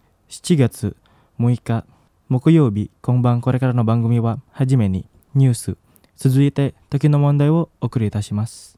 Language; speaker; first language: Japanese; non-native, fluent; Indonesian